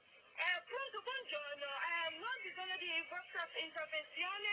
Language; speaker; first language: Italian; non-native, learner; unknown